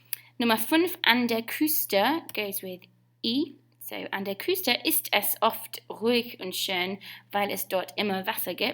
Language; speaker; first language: German; non-native, fluent; English